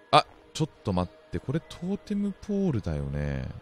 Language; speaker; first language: Japanese; native; Japanese